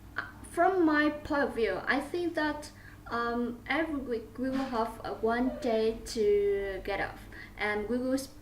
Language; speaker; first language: English; non-native, learner; Vietnamese